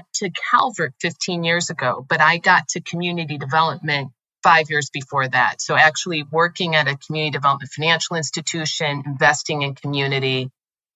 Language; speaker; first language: English; native; English